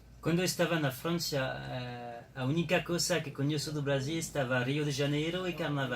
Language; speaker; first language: Portuguese; non-native, learner; French